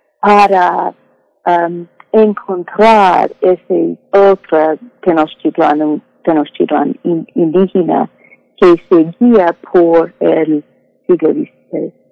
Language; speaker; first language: Spanish; non-native, fluent; English